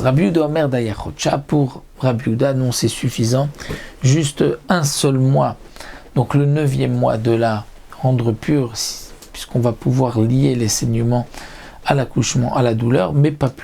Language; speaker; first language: French; native; French